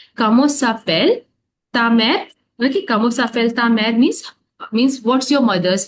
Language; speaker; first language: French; non-native, fluent; Hindi